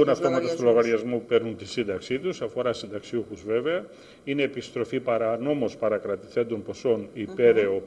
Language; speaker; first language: Greek; native; Greek